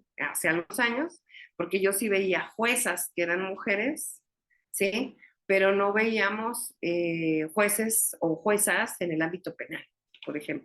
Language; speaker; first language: Spanish; native; Spanish